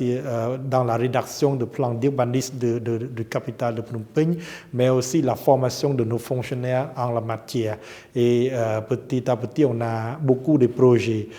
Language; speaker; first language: French; non-native, fluent; Khmer